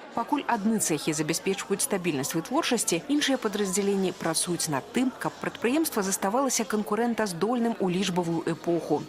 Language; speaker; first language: Belarusian; native; Belarusian